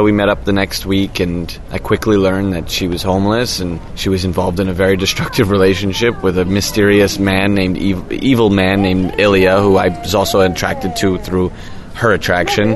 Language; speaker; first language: English; native; English